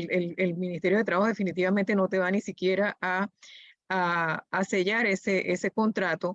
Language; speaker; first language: Spanish; native; Spanish